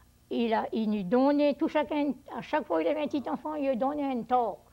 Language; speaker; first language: French; early bilingual, heritage; French